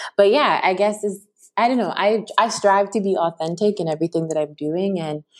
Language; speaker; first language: English; native; English